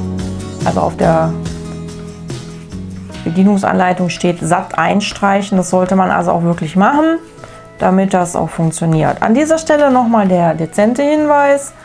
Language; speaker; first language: German; native; German